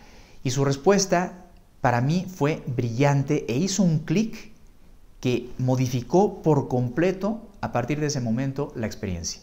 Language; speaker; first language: Spanish; native; Spanish